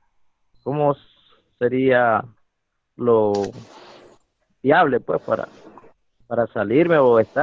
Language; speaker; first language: Spanish; native; Spanish